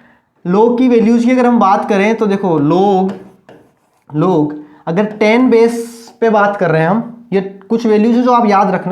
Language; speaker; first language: Hindi; native; Hindi